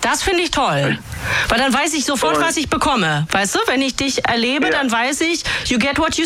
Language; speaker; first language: German; native; German